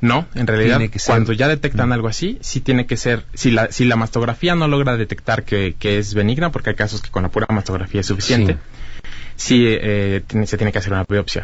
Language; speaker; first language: Spanish; native; Spanish